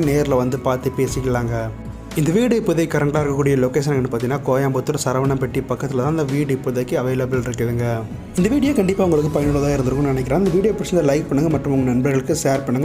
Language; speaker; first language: Tamil; native; Tamil